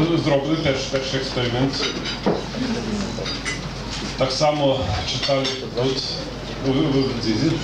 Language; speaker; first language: Ukrainian; non-native, learner; Lithuanian